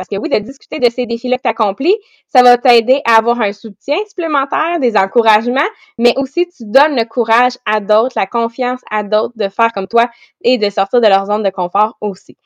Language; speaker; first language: French; native; French